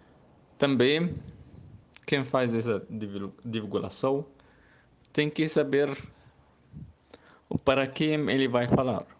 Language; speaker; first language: Portuguese; non-native, learner; Arabic